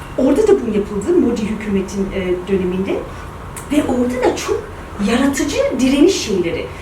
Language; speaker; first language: Turkish; early bilingual, heritage; Turkish